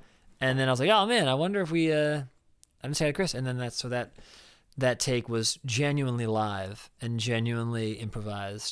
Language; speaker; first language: English; native; English